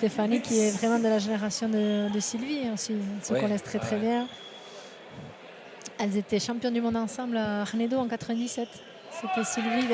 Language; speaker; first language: French; native; French